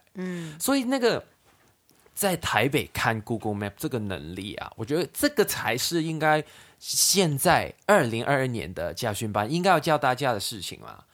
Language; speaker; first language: Chinese; non-native, local second language; Cantonese